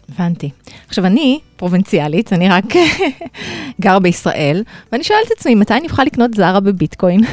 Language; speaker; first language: Hebrew; native; Hebrew